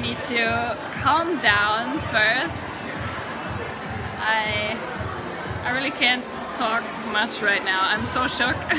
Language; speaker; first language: English; non-native, fluent; German